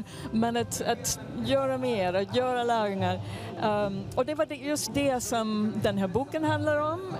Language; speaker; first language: Swedish; non-native, fluent; English